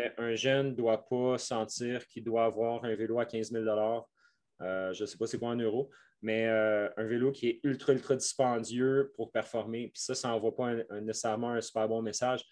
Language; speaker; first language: French; native; French